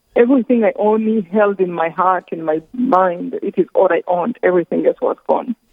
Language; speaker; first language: English; non-native, local second language; Kinyarwanda